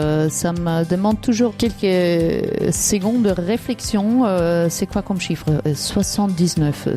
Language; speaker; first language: French; non-native, fluent; German